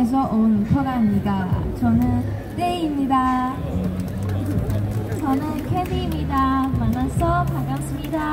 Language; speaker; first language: Korean; non-native, learner; Cantonese